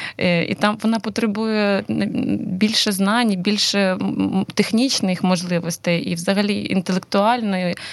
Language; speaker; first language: Ukrainian; non-native, local second language; Russian